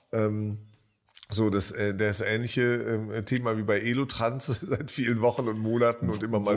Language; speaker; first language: German; native; German